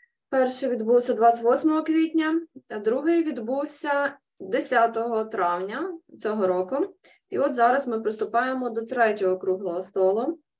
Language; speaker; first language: Ukrainian; native; Ukrainian